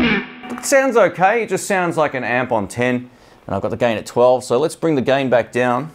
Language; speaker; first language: English; native; English